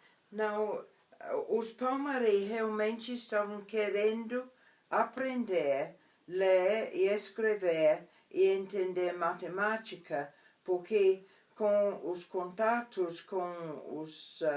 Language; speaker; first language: Portuguese; non-native, fluent; English